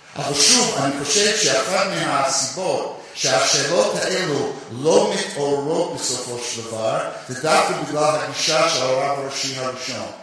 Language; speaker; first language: Hebrew; non-native, fluent; English